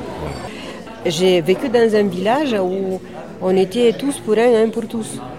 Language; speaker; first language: French; non-native, fluent; Romanian